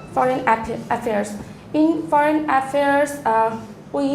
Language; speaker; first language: English; non-native, local second language; Bangla